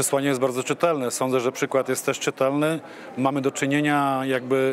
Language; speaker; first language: Polish; native; Polish